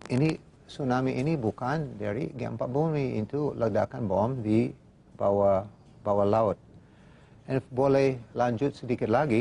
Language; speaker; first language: Indonesian; non-native, fluent; English